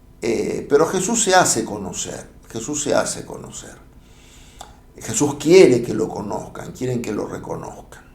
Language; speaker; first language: Spanish; native; Spanish